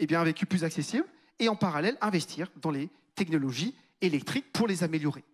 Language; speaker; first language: French; native; French